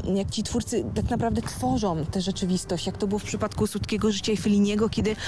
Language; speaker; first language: Polish; early bilingual, other home language; Italian